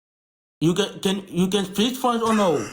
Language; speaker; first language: English; non-native, learner; French